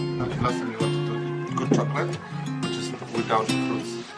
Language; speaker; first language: English; non-native, fluent; Polish